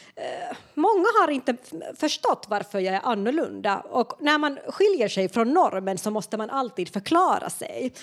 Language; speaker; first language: Swedish; non-native, local second language; Finnish